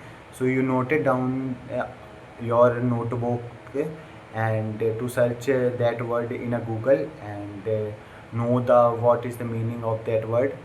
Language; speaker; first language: English; non-native, learner; Hindi